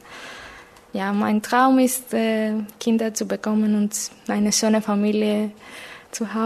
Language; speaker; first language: German; non-native, learner; Greek